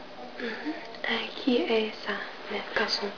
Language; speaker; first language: French; non-native, learner; English